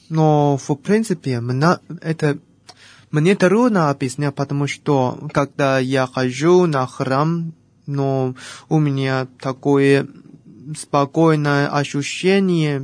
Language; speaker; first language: Russian; non-native, fluent; Chinese